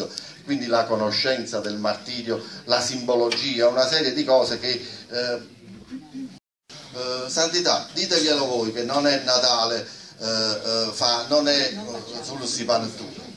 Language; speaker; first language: Italian; native; Italian